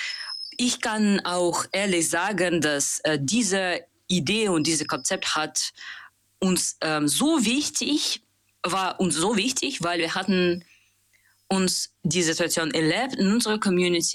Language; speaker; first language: German; non-native, learner; Russian